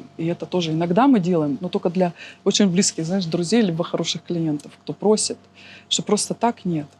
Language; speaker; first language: Russian; native; Russian